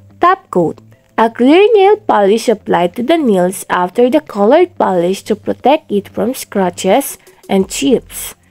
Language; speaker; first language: English; non-native, local second language; Filipino